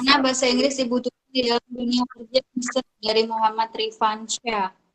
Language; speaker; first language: Indonesian; native; Indonesian